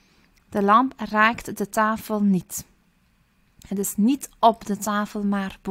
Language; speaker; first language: Dutch; early bilingual, other home language; Turkish